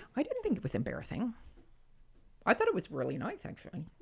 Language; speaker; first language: English; native; English